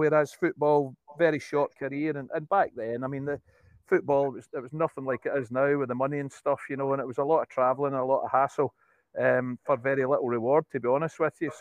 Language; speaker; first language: English; native; English